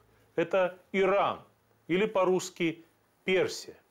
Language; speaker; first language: Russian; native; Russian